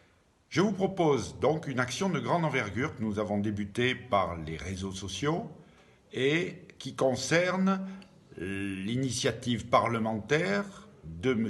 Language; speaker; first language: French; native; French